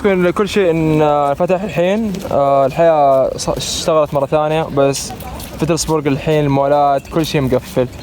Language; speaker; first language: Arabic; native; Arabic